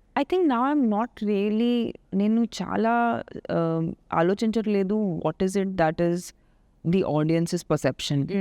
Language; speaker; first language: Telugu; non-native, local second language; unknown